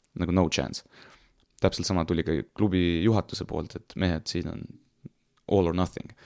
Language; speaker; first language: Estonian; non-native, local second language; Russian